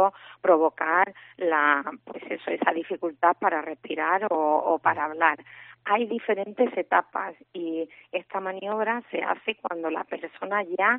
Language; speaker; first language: Spanish; native; Spanish